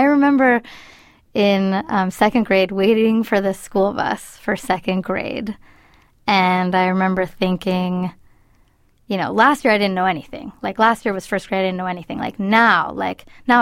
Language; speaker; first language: English; early bilingual, other home language; Spanish